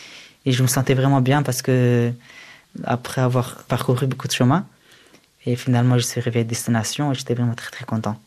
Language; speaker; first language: French; early bilingual, other home language; Persian